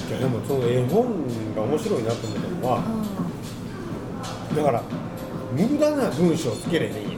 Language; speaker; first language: Japanese; native; Japanese